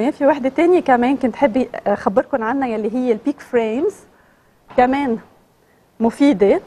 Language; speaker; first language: Arabic; native; Arabic